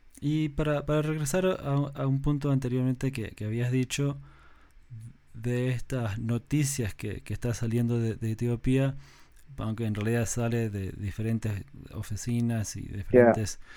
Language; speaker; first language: Spanish; non-native, fluent; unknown